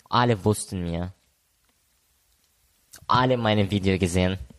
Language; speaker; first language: German; non-native, learner; Arabic